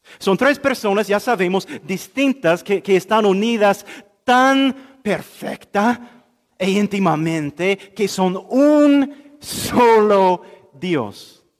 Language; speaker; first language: Spanish; non-native, fluent; English